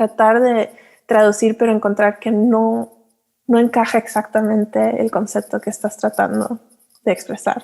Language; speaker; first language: Spanish; early bilingual, heritage; Spanish